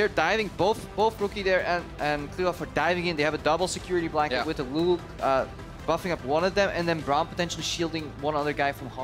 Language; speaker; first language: English; native; English